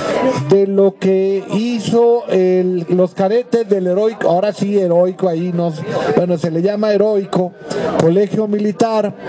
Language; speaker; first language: Spanish; native; Spanish